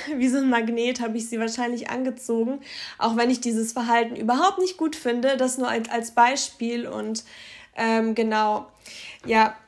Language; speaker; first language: German; early bilingual, other home language; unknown